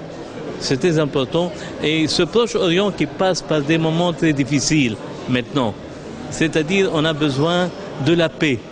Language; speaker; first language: French; non-native, local second language; Arabic